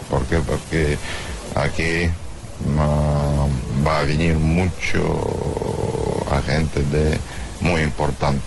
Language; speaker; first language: Spanish; non-native, learner; Russian